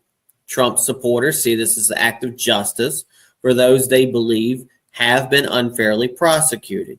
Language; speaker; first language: English; native; English